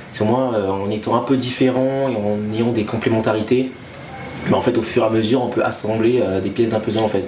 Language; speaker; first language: French; non-native, local second language; Malagasy